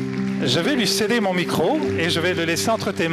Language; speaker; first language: French; native; French